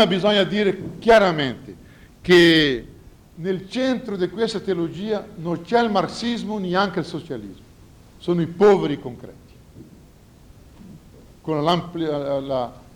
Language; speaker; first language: Italian; non-native, fluent; Portuguese